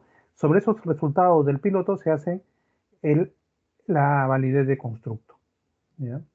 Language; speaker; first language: Spanish; native; Spanish